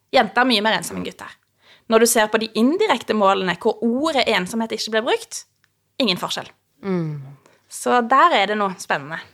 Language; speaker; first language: Norwegian; native; Norwegian